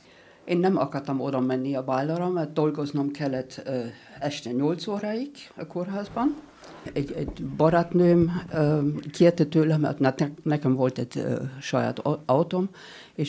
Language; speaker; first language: Hungarian; early bilingual, heritage; German